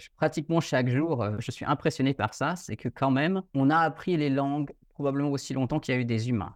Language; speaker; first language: French; native; French